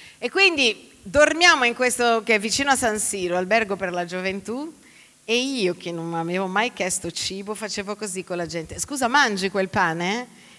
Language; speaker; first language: Italian; non-native, fluent; Portuguese